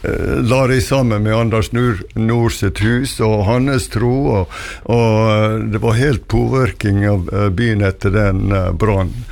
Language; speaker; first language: Norwegian; early bilingual, other home language; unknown